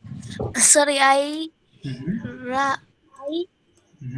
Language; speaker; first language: English; non-native, learner; Bangla